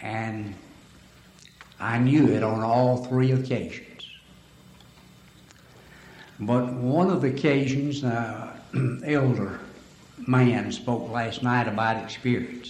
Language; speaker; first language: English; native; English